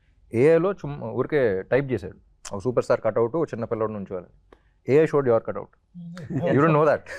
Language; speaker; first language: Telugu; native; Telugu